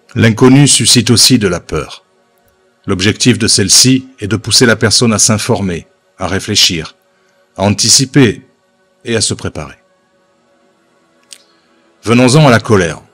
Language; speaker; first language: French; native; French